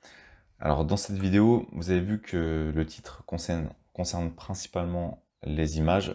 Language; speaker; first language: French; native; French